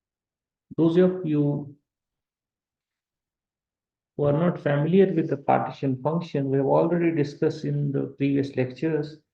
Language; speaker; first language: English; non-native, local second language; Kashmiri